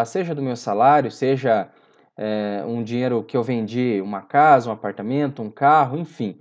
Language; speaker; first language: Portuguese; native; Portuguese